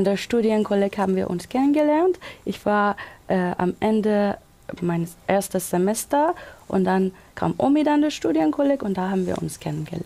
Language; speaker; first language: German; non-native, local second language; Persian